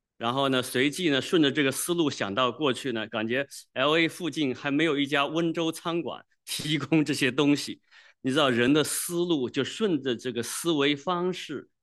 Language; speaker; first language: Chinese; native; Chinese